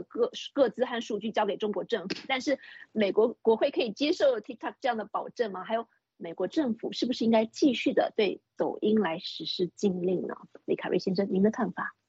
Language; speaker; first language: Chinese; native; Chinese